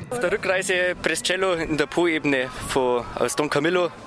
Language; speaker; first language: German; native; German